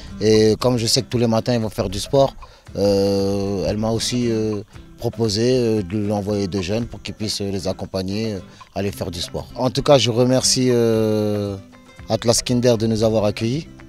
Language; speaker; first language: French; native; French